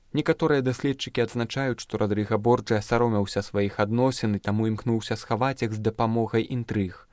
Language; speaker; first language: Belarusian; native; Belarusian